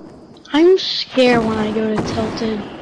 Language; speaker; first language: English; native; English